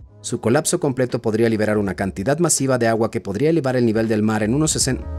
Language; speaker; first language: Spanish; native; Spanish